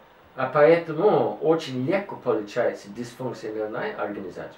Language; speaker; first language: Russian; non-native, fluent; English